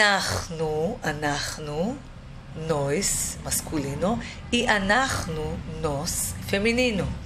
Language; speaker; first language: Portuguese; non-native, fluent; Hebrew